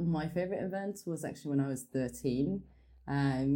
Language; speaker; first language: English; non-native, fluent; Norwegian